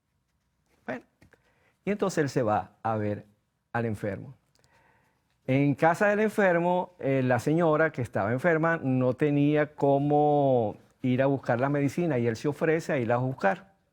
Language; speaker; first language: Spanish; native; Spanish